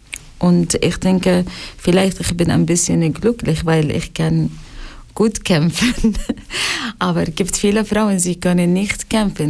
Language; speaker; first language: German; non-native, learner; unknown